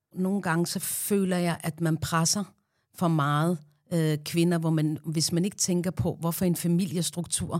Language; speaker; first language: Danish; non-native, fluent; Arabic